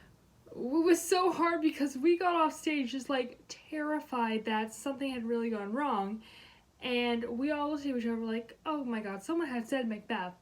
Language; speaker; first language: English; native; English